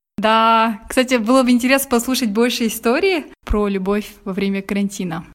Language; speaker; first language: Russian; native; Russian